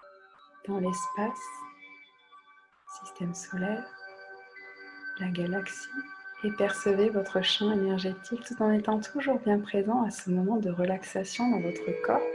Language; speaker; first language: French; native; French